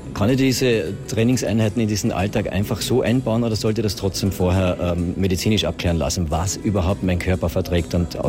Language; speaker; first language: German; native; German